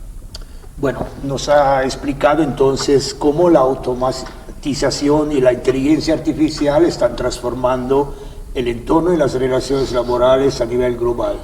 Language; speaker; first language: Spanish; native; Spanish